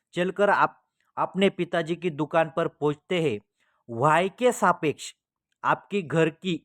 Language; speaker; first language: Hindi; non-native, local second language; Marathi